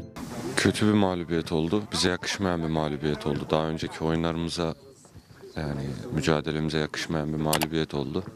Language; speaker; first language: Turkish; native; Turkish